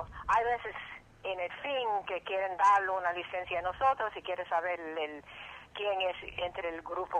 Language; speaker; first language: Spanish; early bilingual, heritage; English